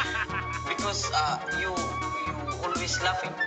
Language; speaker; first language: English; non-native, learner; Filipino